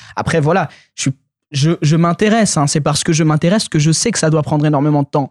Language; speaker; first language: French; early bilingual, other home language; Arabic